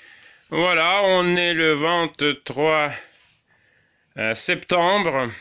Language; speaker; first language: French; non-native, fluent; Russian